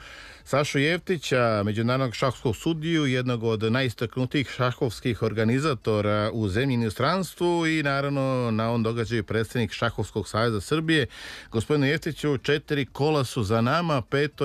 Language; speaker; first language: Serbian; native; Serbian